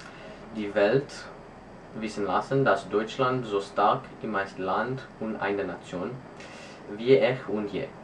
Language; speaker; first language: German; non-native, learner; French